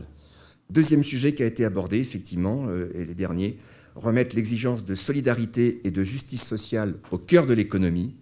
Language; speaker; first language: French; native; French